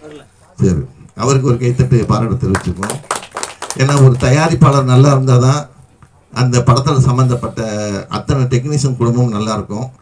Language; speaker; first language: Tamil; native; Tamil